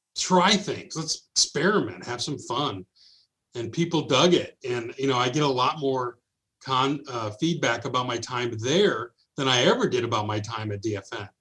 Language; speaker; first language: English; native; English